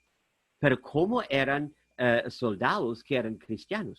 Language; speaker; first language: Spanish; non-native, fluent; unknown